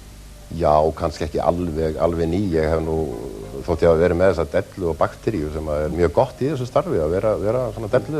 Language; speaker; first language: Icelandic; native; Icelandic